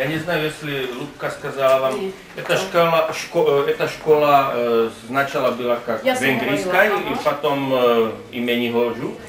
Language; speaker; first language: Russian; non-native, learner; Slovak